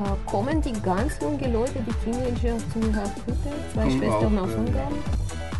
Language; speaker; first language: German; non-native, learner; Russian